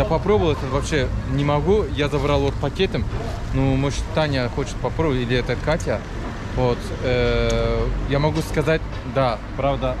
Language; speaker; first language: Russian; non-native, learner; Turkish